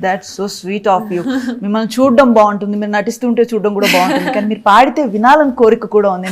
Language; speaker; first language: Telugu; native; Telugu